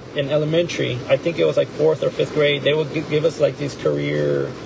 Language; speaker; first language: English; native; English